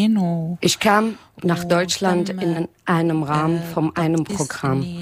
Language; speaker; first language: German; non-native, learner; Arabic